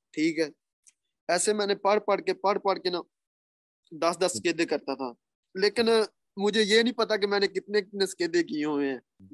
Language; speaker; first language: Urdu; non-native, local second language; Punjabi